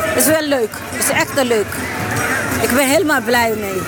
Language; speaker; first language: Dutch; non-native, learner; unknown